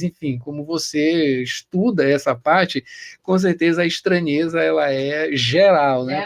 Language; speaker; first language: Portuguese; native; Portuguese